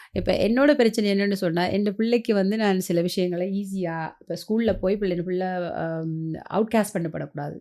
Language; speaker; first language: Tamil; early bilingual, heritage; Tamil